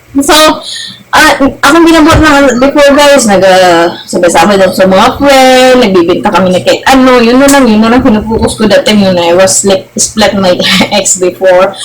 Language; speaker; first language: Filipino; non-native, local second language; Cebuano